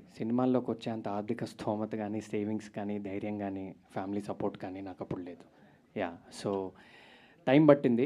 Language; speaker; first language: Telugu; native; Telugu